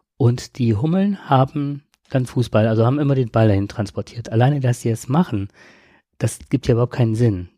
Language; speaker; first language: German; native; German